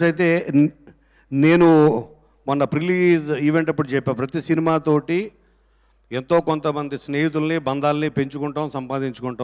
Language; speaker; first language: Telugu; native; Telugu